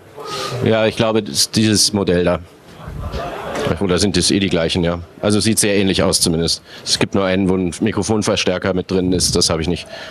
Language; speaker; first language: German; native; German